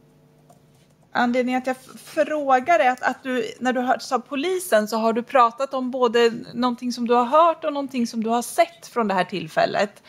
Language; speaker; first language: Swedish; native; Swedish